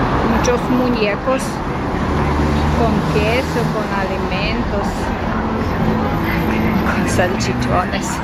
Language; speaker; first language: Spanish; non-native, fluent; Russian